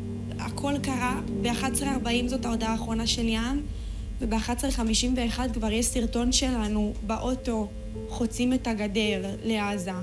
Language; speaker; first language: Hebrew; native; Hebrew